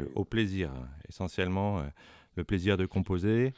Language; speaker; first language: French; native; French